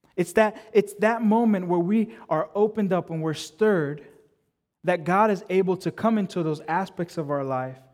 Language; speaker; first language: English; native; English